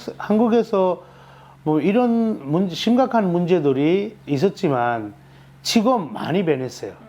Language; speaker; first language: Korean; non-native, fluent; Bangla